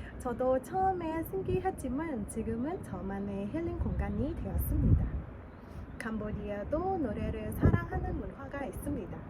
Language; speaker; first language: Korean; non-native, fluent; Khmer